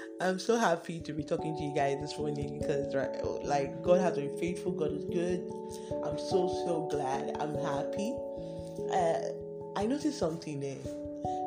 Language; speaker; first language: English; non-native, local second language; Igbo